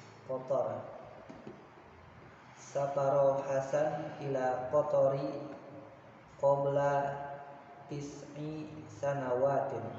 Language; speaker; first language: Arabic; non-native, learner; Indonesian